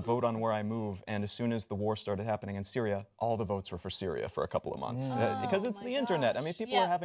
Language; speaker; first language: English; native; English